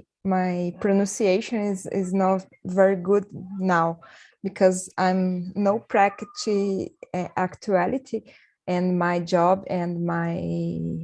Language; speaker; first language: English; non-native, learner; Portuguese